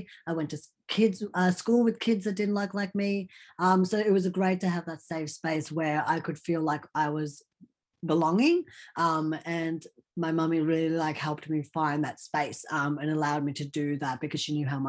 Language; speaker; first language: English; early bilingual, other home language; Hindi